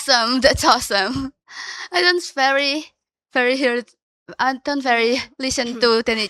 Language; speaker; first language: English; non-native, learner; Indonesian